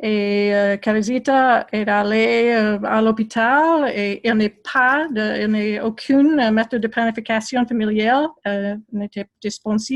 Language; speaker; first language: French; non-native, fluent; English